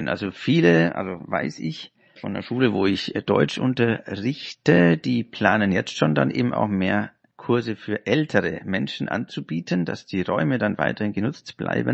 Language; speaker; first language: German; native; German